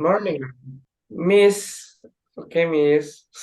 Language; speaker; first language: English; non-native, learner; Indonesian